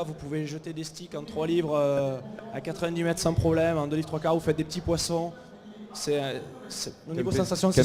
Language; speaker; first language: French; native; French